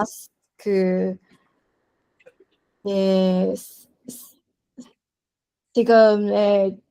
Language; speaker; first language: Korean; non-native, learner; Chinese